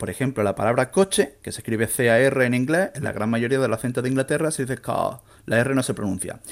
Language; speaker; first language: Spanish; native; Spanish